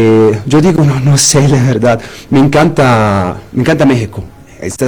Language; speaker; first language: Spanish; non-native, learner; Arabic